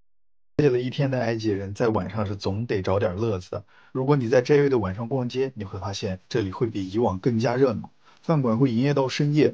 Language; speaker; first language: Chinese; native; Chinese